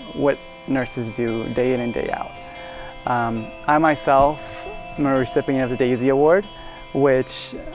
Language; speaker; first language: English; native; English